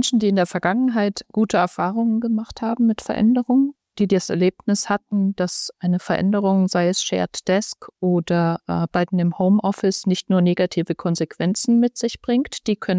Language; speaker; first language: German; native; German